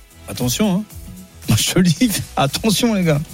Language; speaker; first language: French; native; French